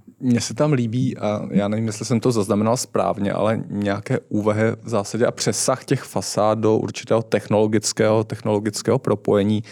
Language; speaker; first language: Czech; native; Czech